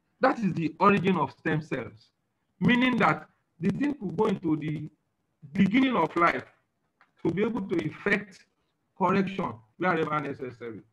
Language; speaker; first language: English; non-native, local second language; Yoruba